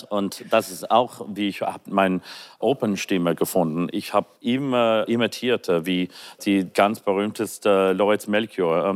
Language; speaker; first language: German; non-native, learner; English